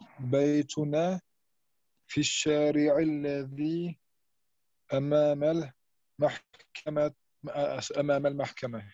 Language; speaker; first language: Arabic; non-native, learner; German